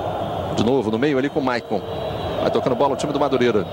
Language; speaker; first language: Portuguese; native; Portuguese